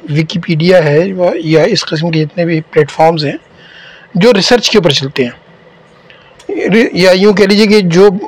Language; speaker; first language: Urdu; native; Urdu